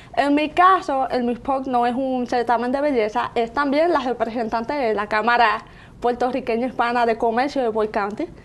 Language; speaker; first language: Spanish; native; Spanish